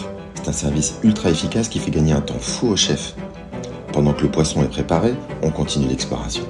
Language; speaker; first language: French; native; French